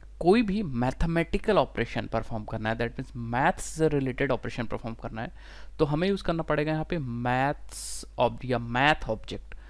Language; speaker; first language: Hindi; native; Hindi